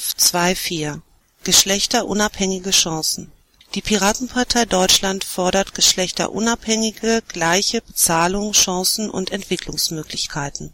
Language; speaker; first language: German; native; German